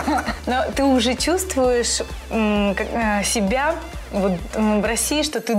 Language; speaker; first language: Russian; native; Russian